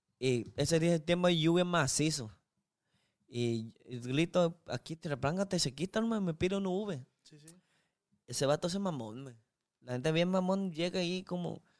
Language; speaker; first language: Spanish; non-native, learner; Chinese